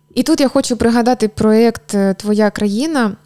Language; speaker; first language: Ukrainian; native; Ukrainian